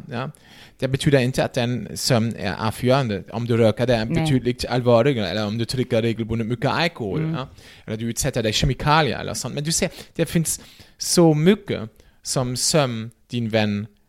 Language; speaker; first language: Swedish; non-native, fluent; German